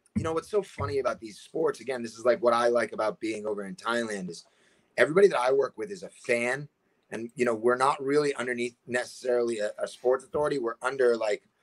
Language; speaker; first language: English; native; English